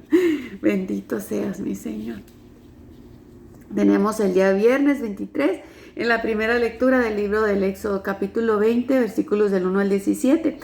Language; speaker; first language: Spanish; native; Spanish